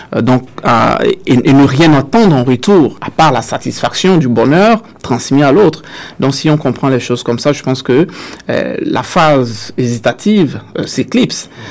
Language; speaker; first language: French; native; French